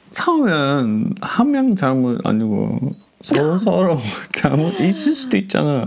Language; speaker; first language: Korean; non-native, learner; English